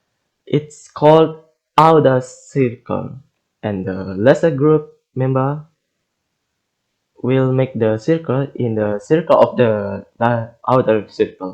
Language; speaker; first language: English; non-native, learner; Indonesian